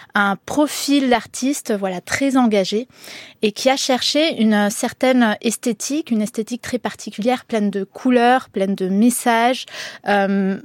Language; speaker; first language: French; early bilingual, heritage; Spanish